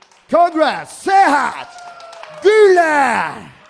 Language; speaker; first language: English; non-native, fluent; German